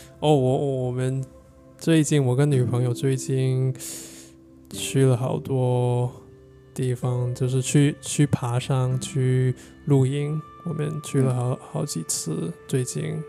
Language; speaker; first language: Chinese; non-native, learner; English